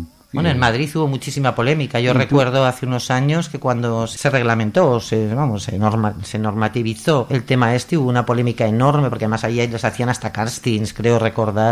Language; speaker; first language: Spanish; native; Spanish